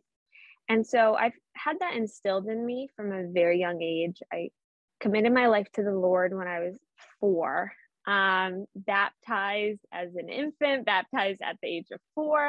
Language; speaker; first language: English; native; English